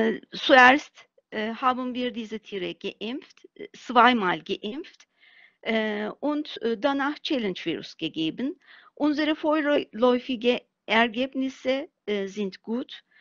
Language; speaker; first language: German; non-native, fluent; Turkish